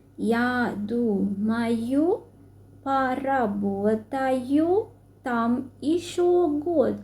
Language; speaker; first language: Russian; non-native, fluent; Sinhala